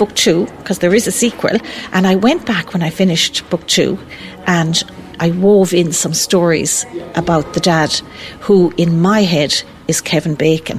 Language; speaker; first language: English; native; English